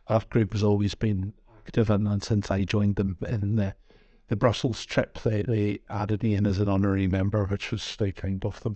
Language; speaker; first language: English; native; English